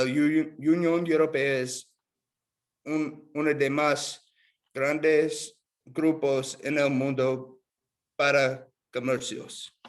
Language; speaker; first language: Spanish; non-native, learner; English